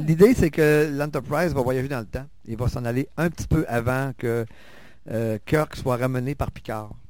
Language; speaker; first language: French; native; French